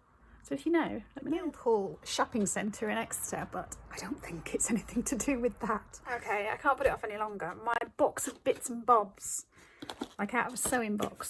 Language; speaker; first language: English; native; English